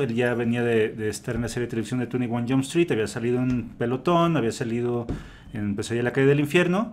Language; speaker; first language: Spanish; native; Spanish